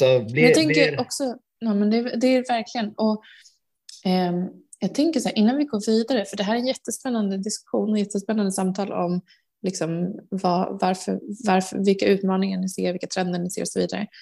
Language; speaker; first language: Swedish; native; Swedish